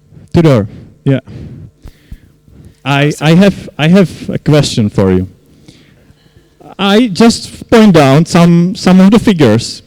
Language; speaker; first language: English; non-native, fluent; Czech